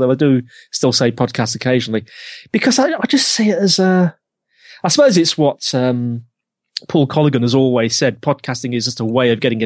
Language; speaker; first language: English; native; English